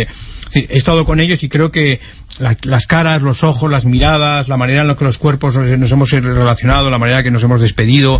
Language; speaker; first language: Spanish; native; Spanish